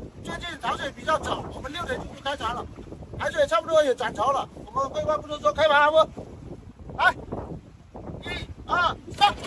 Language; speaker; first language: Chinese; native; Chinese